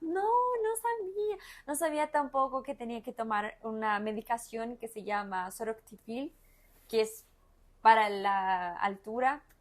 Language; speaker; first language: Spanish; non-native, fluent; Portuguese